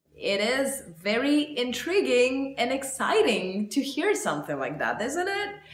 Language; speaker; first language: English; non-native, fluent; Bulgarian